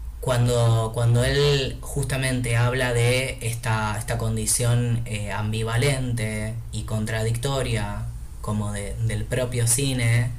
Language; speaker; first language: Spanish; native; Spanish